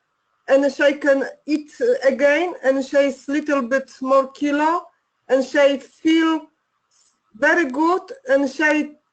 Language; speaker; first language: English; non-native, learner; Polish